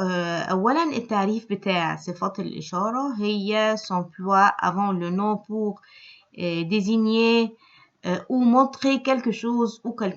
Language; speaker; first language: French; non-native, local second language; Arabic